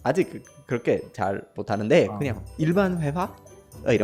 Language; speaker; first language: Korean; non-native, learner; Spanish